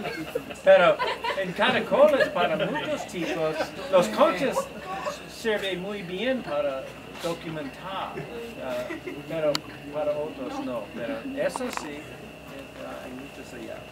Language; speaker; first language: Spanish; non-native, learner; English